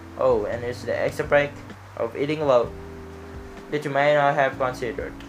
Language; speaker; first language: English; non-native, learner; Indonesian